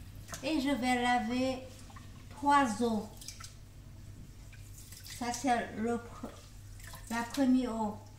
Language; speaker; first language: French; non-native, learner; Vietnamese